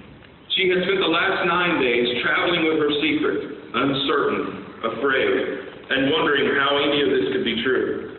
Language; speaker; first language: English; native; English